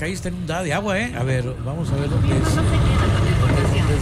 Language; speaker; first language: Spanish; native; Spanish